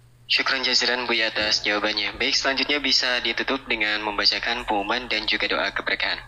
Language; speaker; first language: Indonesian; native; Indonesian